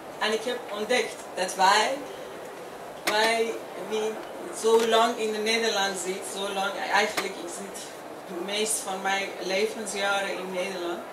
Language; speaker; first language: Dutch; non-native, fluent; Persian